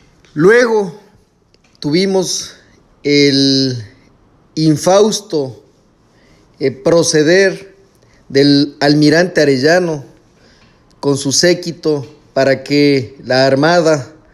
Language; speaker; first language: Spanish; native; Spanish